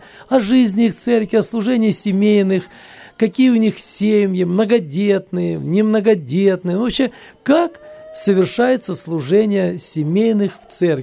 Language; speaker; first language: Russian; native; Russian